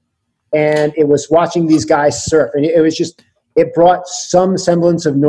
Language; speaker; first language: English; native; English